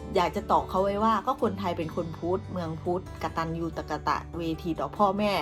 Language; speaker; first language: Thai; native; Thai